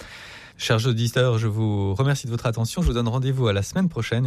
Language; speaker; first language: French; native; French